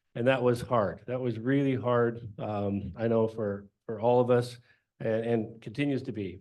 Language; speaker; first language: English; native; English